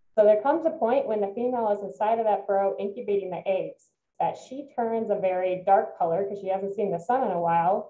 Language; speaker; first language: English; native; English